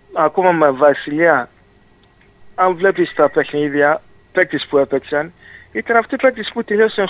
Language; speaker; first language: Greek; non-native, fluent; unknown